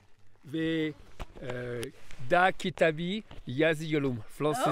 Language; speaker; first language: Turkish; non-native, learner; French